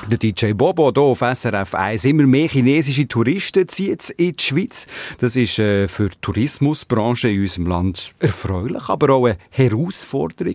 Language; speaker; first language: German; native; German